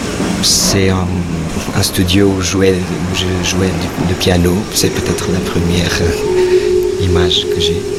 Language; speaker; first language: French; non-native, fluent; Portuguese